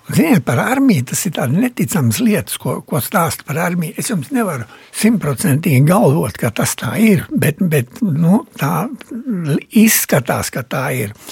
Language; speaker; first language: Latvian; early bilingual, heritage; Latvian